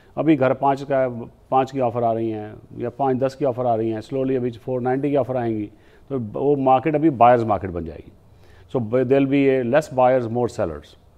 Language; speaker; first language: Hindi; native; Hindi